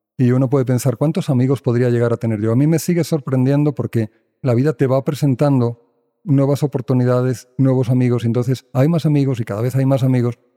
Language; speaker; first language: Spanish; native; Spanish